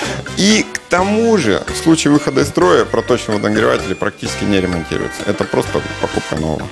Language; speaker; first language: Russian; native; Russian